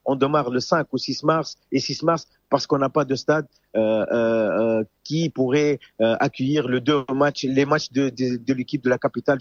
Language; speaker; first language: French; non-native, local second language; Arabic